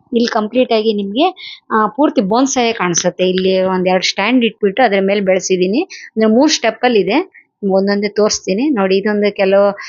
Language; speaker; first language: Kannada; native; Kannada